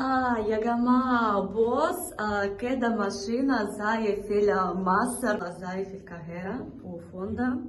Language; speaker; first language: Arabic; non-native, learner; Russian